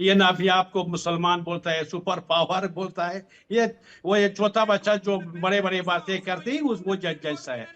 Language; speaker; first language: Hindi; non-native, fluent; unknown